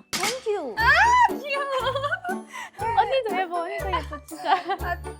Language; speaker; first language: Korean; non-native, learner; French